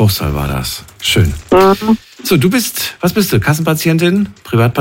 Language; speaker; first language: German; native; German